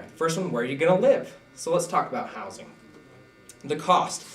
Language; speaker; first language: English; native; English